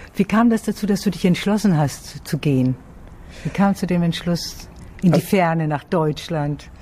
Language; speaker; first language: German; native; German